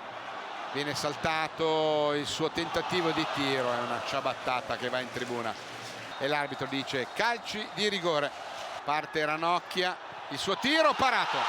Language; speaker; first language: Italian; native; Italian